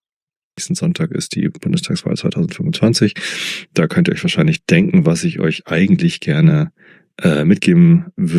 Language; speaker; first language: German; native; German